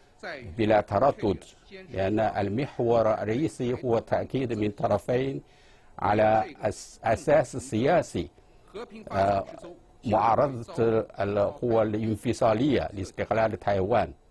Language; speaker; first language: Arabic; non-native, fluent; Chinese